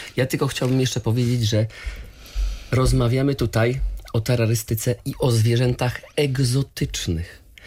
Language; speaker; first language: Polish; native; Polish